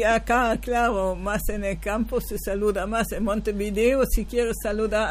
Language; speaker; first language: Spanish; non-native, fluent; German